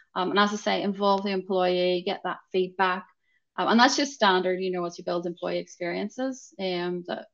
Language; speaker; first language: English; native; English